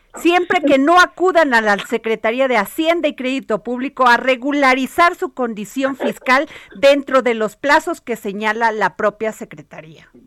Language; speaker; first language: Spanish; native; Spanish